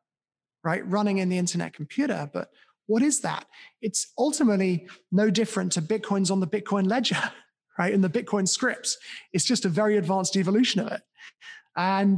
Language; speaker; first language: English; native; English